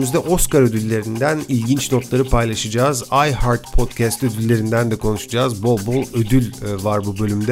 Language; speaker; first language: Turkish; native; Turkish